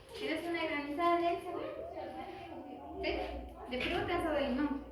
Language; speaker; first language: Spanish; native; Spanish